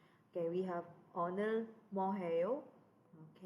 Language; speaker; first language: Korean; non-native, fluent; Cebuano